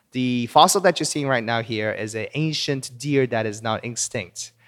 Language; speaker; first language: English; early bilingual, other home language; Korean